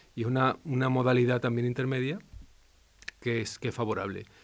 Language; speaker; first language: Spanish; non-native, local second language; Catalan